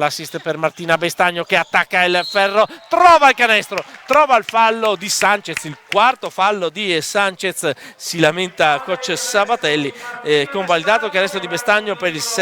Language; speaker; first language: Italian; native; Italian